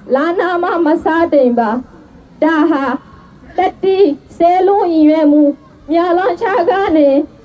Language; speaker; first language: Burmese; non-native, local second language; Rohingya